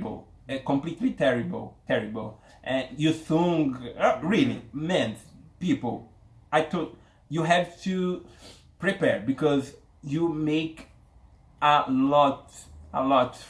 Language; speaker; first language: English; non-native, learner; Portuguese